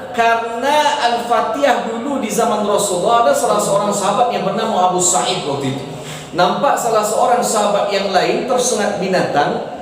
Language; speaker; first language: Malay; non-native, local second language; Minangkabau